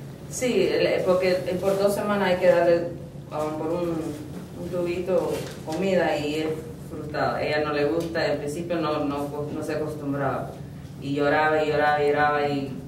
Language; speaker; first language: Spanish; early bilingual, heritage; Spanish